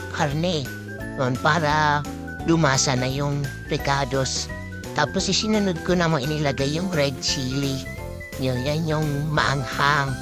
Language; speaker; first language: Filipino; non-native, local second language; Bikol